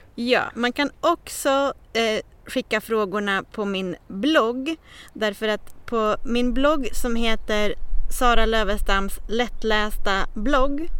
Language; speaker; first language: Swedish; native; Swedish